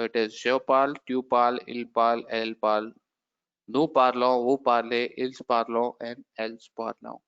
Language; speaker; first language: French; non-native, learner; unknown